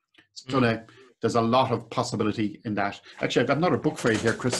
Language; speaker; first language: English; native; English